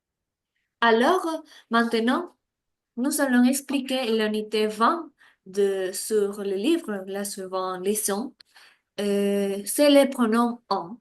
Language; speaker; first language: French; non-native, learner; Spanish